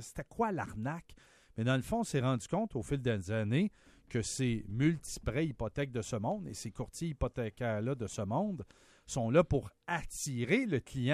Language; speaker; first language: French; native; French